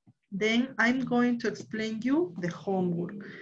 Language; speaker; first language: English; non-native, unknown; Spanish